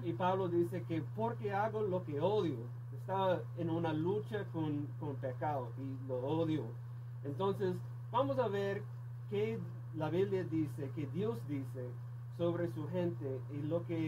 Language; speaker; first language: Spanish; non-native, fluent; English